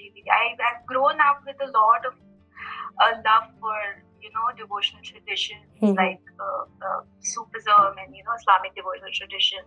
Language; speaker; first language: English; non-native, local second language; Bangla